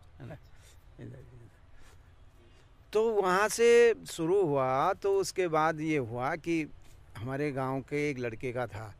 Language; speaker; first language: Hindi; non-native, local second language; Garhwali